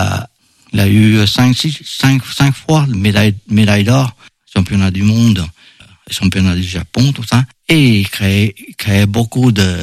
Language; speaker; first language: French; non-native, fluent; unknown